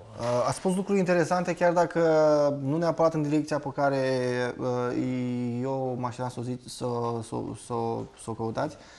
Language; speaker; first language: Romanian; native; Romanian